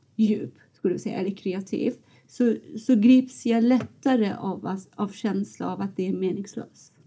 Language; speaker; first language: Swedish; non-native, fluent; Persian